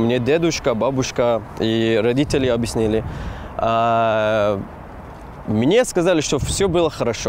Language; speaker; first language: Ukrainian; non-native, learner; Persian